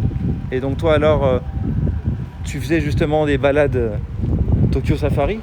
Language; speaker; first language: French; native; French